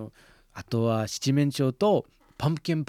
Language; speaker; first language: Japanese; non-native, fluent; English